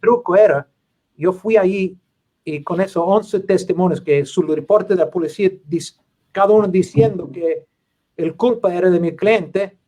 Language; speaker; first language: Spanish; non-native, learner; English